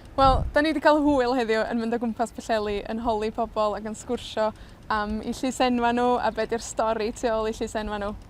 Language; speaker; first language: Welsh; native; Welsh